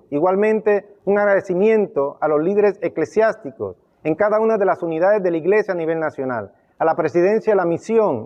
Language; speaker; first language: Spanish; native; Spanish